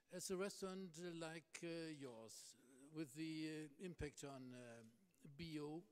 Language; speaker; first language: English; non-native, fluent; German